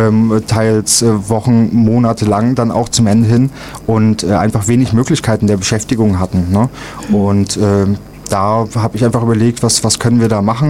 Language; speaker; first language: German; native; German